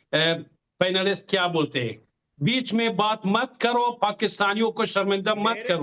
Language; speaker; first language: Hindi; non-native, fluent; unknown